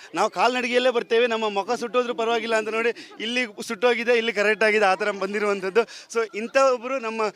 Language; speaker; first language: Kannada; non-native, local second language; Kodava